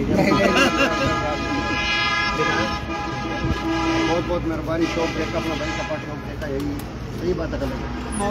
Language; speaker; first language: Hindi; non-native, local second language; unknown